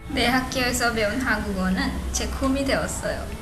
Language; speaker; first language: Korean; non-native, learner; Sinhala